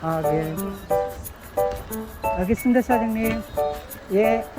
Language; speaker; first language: Korean; non-native, learner; Filipino